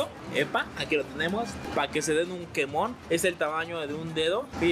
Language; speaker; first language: Spanish; native; Spanish